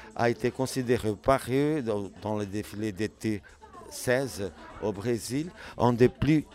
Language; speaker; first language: French; non-native, fluent; Portuguese